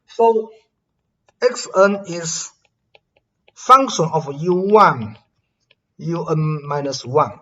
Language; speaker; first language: English; non-native, fluent; Chinese